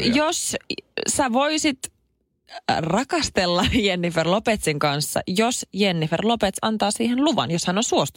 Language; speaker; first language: Finnish; native; Finnish